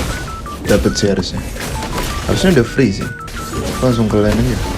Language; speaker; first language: Indonesian; native; Indonesian